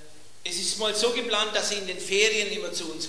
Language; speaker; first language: German; native; German